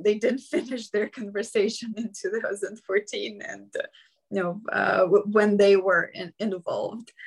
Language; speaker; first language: English; non-native, fluent; Ukrainian